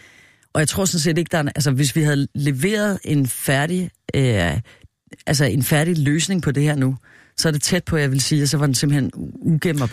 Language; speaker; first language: Danish; native; Danish